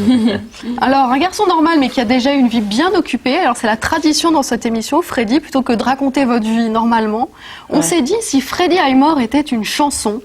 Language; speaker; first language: French; native; French